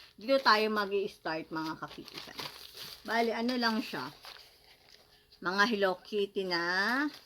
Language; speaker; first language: Filipino; native; Filipino